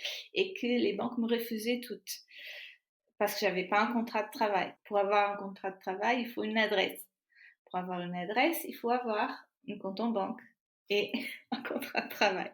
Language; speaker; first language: French; non-native, fluent; Portuguese